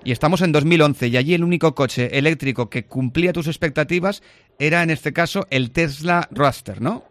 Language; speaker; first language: Spanish; native; Spanish